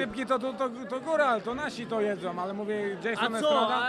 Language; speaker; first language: Polish; native; Polish